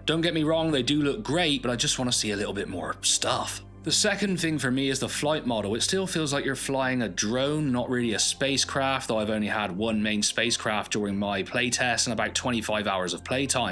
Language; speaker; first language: English; native; English